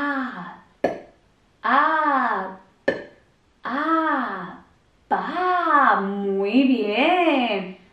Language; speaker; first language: Spanish; native; Spanish